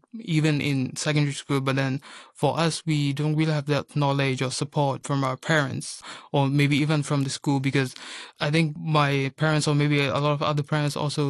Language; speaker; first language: English; non-native, local second language; Urdu